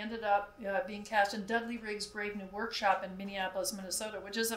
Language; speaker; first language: English; native; English